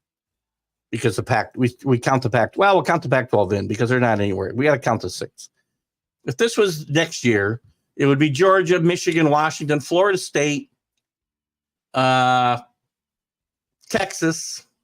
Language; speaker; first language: English; native; English